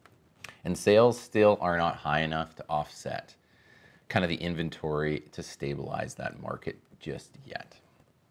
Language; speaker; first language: English; native; English